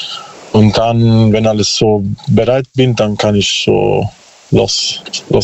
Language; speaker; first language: German; non-native, learner; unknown